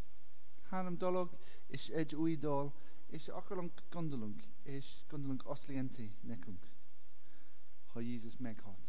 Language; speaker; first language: Hungarian; non-native, learner; English